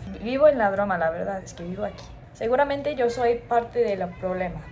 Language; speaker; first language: Spanish; non-native, learner; English